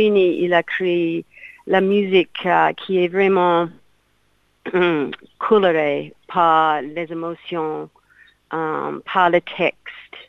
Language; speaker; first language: French; non-native, learner; English